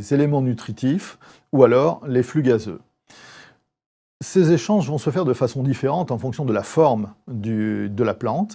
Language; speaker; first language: French; native; French